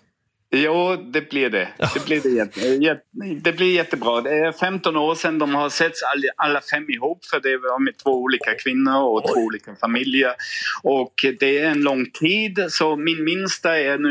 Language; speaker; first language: Swedish; non-native, fluent; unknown